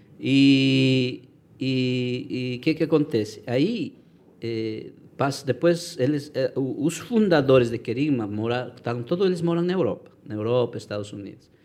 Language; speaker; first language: Portuguese; non-native, fluent; Spanish